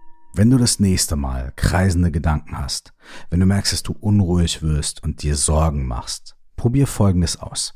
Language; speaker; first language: German; native; German